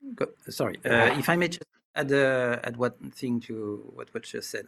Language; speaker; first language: English; non-native, fluent; French